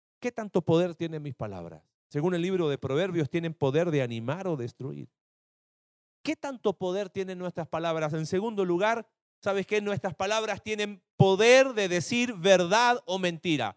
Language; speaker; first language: Spanish; native; Spanish